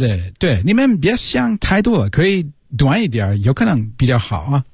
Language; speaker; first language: Chinese; non-native, fluent; English